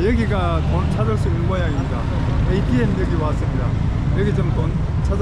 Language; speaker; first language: Korean; native; Korean